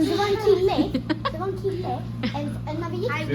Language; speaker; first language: Swedish; early bilingual, other home language; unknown